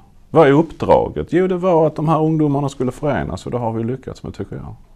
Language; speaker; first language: Swedish; native; Swedish